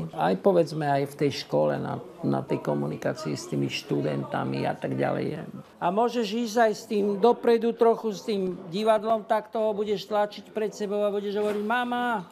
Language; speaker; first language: Slovak; native; Slovak